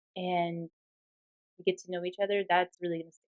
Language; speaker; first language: English; native; English